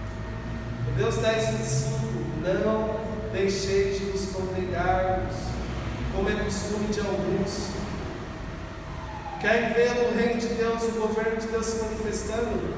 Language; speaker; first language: Portuguese; native; Portuguese